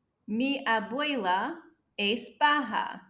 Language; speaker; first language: Spanish; non-native, fluent; English